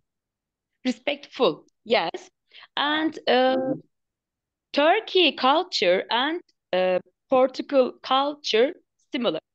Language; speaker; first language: English; non-native, learner; Turkish